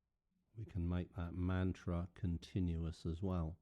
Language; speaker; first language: English; native; English